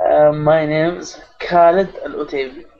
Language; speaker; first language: English; non-native, learner; Arabic